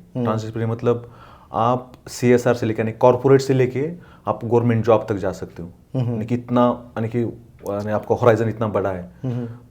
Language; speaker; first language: Hindi; non-native, local second language; Marathi